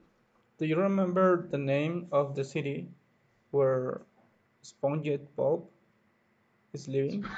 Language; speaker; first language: English; non-native, learner; Spanish